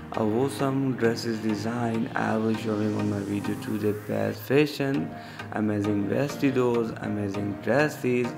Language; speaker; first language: English; non-native, learner; Urdu